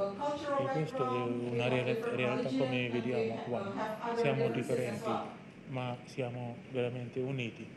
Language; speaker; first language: Italian; non-native, learner; Indonesian